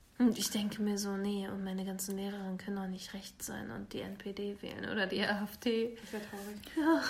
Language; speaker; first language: German; early bilingual, other home language; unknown